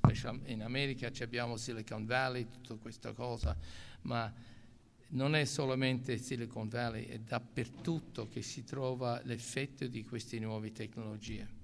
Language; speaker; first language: Italian; non-native, local second language; English